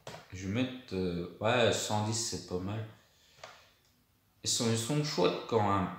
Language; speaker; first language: French; native; French